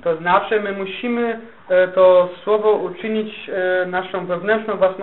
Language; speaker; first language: Polish; native; Polish